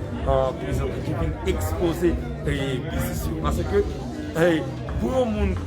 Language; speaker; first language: French; non-native, local second language; Haitian Creole